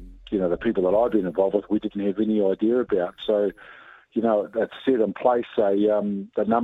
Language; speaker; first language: English; native; English